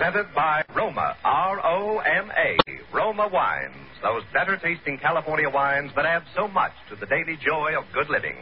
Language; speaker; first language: English; native; English